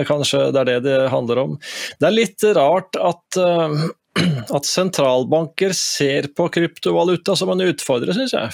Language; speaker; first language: Norwegian; native; Norwegian